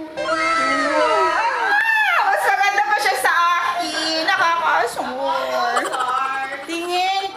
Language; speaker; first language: Filipino; non-native, local second language; Waray